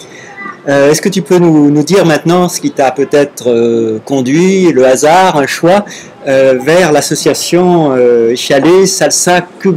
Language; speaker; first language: French; native; French